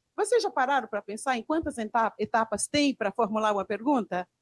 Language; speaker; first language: Portuguese; native; Portuguese